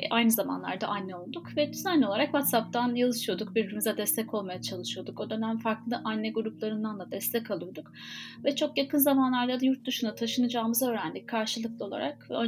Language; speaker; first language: Turkish; native; Turkish